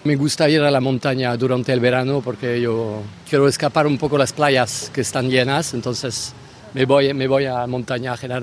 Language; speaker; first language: Spanish; non-native, fluent; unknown